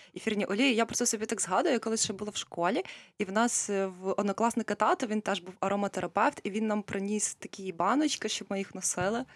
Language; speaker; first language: Ukrainian; native; Ukrainian